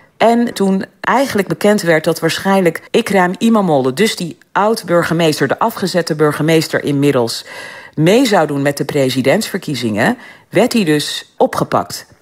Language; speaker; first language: Dutch; early bilingual, other home language; Turkish